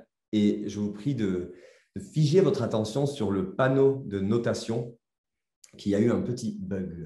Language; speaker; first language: French; native; French